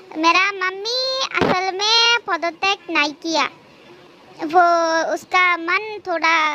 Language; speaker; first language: Hindi; non-native, learner; Bangla